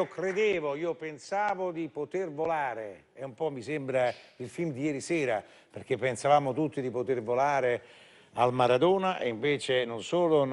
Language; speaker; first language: Italian; native; Italian